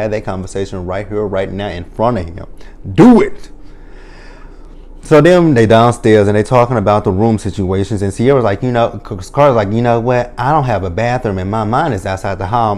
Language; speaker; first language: English; native; English